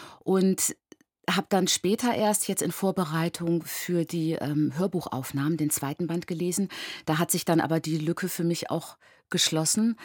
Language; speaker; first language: German; early bilingual, other home language; Persian